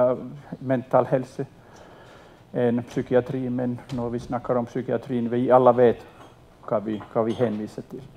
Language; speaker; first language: Swedish; non-native, local second language; Finnish